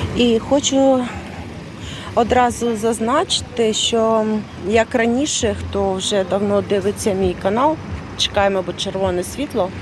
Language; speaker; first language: Ukrainian; non-native, local second language; Russian